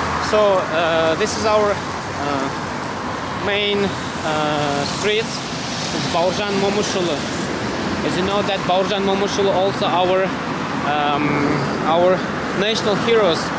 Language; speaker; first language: English; non-native, learner; Kazakh